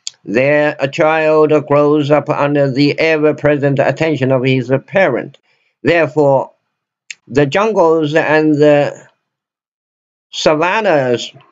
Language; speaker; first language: English; non-native, fluent; Chinese